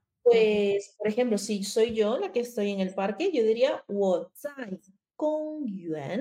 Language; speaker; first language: Spanish; early bilingual, other home language; Chinese